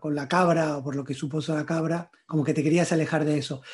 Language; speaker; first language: Spanish; native; Spanish